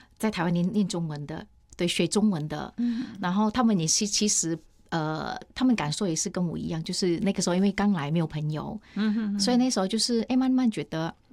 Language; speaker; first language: Chinese; non-native, fluent; Indonesian